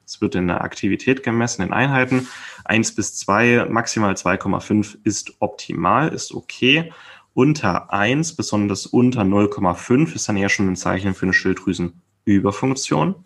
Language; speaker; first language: German; native; German